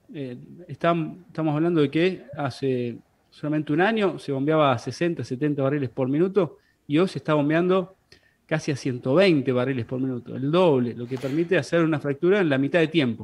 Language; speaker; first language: Spanish; native; Spanish